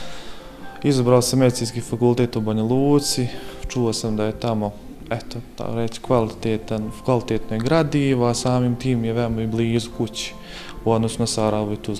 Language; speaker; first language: Bosnian; native; Bosnian